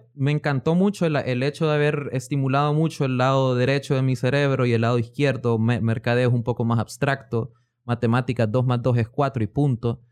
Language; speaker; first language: Spanish; native; Spanish